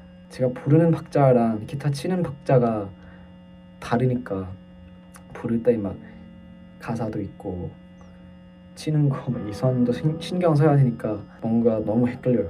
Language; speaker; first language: Korean; non-native, fluent; Thai